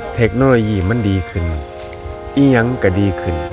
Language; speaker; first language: Thai; non-native, local second language; Northeastern Thai